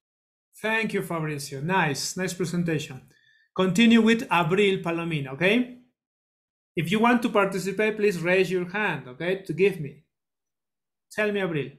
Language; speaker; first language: English; non-native, learner; Spanish